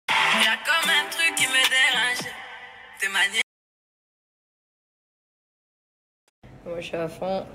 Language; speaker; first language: French; native; French